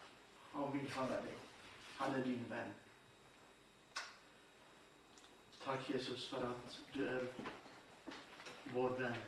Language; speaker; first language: Swedish; non-native, fluent; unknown